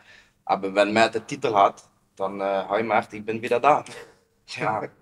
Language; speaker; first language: German; non-native, learner; Dutch